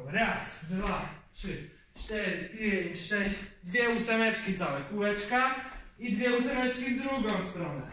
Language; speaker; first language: Polish; native; Polish